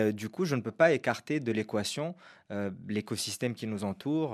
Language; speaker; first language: French; non-native, local second language; Arabic